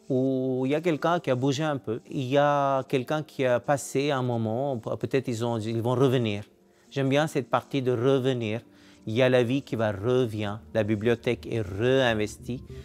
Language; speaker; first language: French; non-native, fluent; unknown